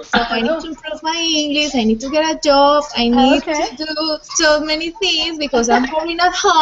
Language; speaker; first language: English; non-native, learner; Spanish